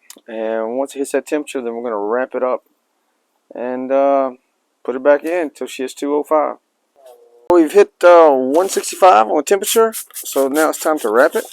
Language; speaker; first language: English; native; English